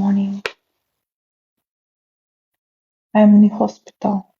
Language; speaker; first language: English; non-native, learner; Russian